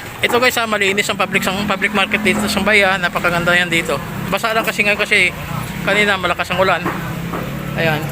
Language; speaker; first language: Filipino; native; Filipino